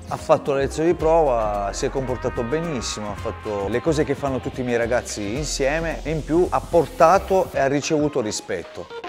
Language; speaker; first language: Italian; native; Italian